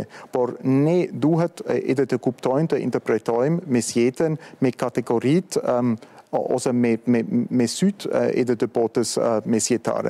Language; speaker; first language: Albanian; non-native, fluent; German